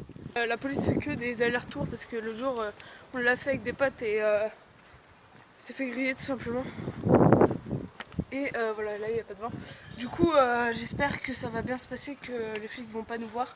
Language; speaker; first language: French; native; French